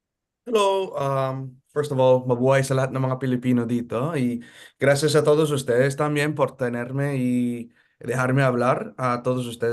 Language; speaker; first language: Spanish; early bilingual, heritage; Filipino